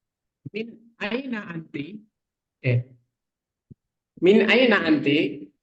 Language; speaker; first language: Arabic; non-native, learner; Indonesian